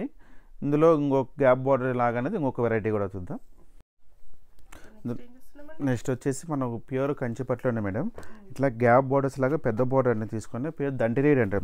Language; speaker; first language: Telugu; native; Telugu